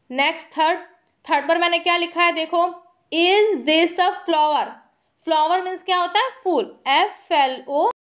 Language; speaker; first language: Hindi; native; Hindi